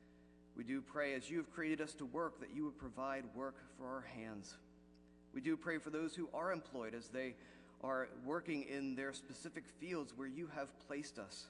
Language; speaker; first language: English; native; English